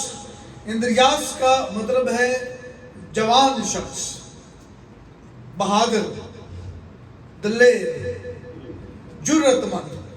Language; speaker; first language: Urdu; native; Urdu